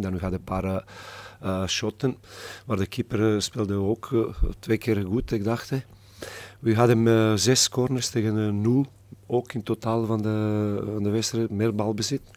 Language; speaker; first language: Dutch; non-native, fluent; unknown